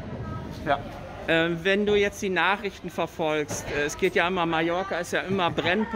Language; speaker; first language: German; native; German